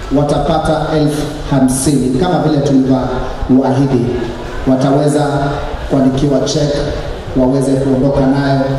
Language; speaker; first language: Swahili; native; Swahili